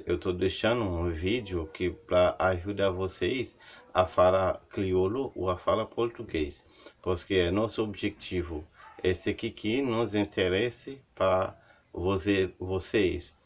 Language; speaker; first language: Portuguese; non-native, learner; Haitian Creole